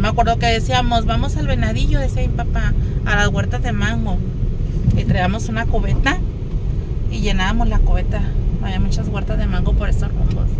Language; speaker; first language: Spanish; native; Spanish